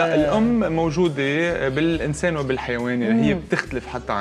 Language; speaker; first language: Arabic; native; Arabic